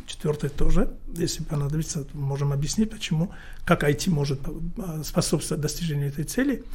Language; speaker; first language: Russian; non-native, local second language; Tajik